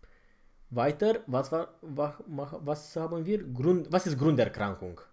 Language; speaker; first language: German; non-native, fluent; Romanian